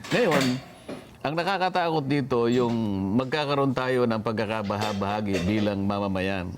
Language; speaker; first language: Filipino; native; Filipino